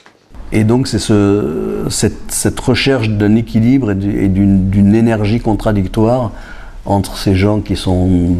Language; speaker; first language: French; native; French